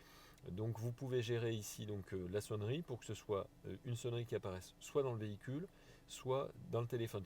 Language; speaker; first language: French; native; French